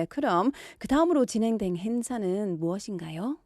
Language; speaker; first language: Korean; non-native, learner; English